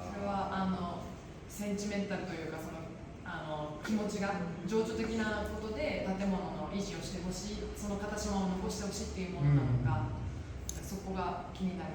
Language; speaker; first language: Japanese; native; Japanese